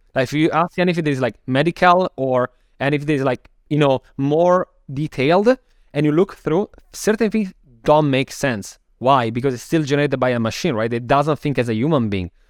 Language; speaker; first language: English; non-native, fluent; Italian